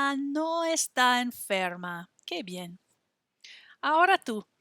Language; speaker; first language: Spanish; non-native, fluent; English